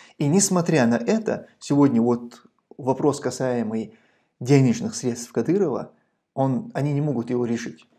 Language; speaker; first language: Russian; non-native, local second language; Chechen